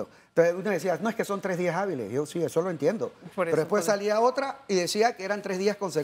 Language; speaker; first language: Spanish; native; Spanish